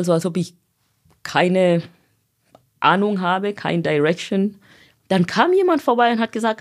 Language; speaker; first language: German; non-native, fluent; Swahili